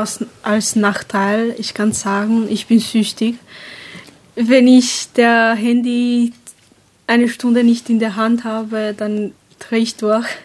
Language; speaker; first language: German; non-native, learner; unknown